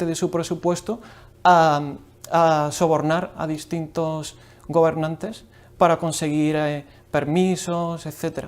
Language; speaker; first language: Spanish; native; Spanish